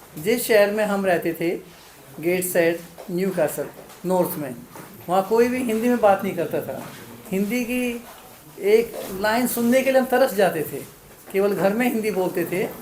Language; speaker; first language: Hindi; native; Hindi